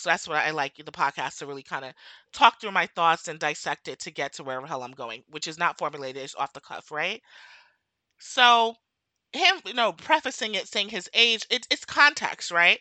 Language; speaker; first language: English; native; English